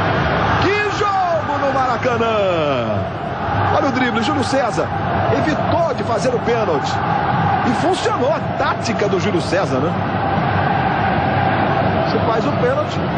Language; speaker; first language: Portuguese; native; Portuguese